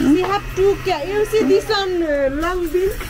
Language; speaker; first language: English; non-native, learner; Nepali